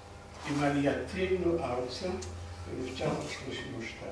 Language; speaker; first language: Hebrew; early bilingual, other home language; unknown